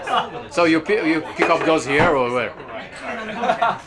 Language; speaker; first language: English; non-native, learner; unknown